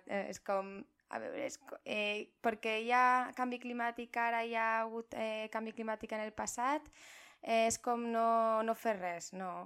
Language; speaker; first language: Catalan; non-native, local second language; Spanish